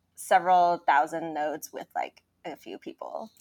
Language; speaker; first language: English; non-native, local second language; Cantonese